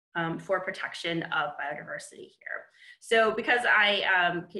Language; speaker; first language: English; native; English